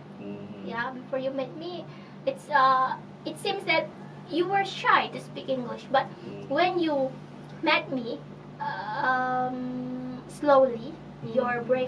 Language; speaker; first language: English; non-native, fluent; Indonesian